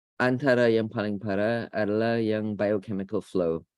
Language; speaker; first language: Indonesian; non-native, fluent; English